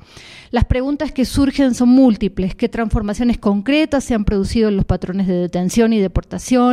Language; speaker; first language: Spanish; native; Spanish